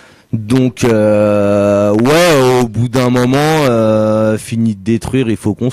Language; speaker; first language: French; native; French